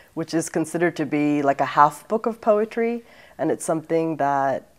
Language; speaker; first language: English; native; English